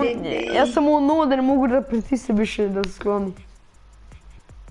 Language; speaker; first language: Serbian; early bilingual, heritage; Serbian